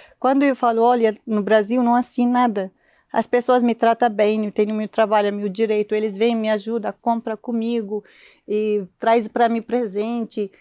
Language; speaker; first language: Portuguese; non-native, learner; Arabic